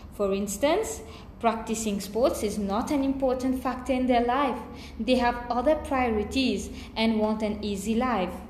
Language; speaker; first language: English; non-native, local second language; Morisyen